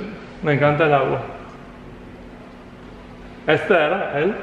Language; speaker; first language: Spanish; non-native, fluent; Italian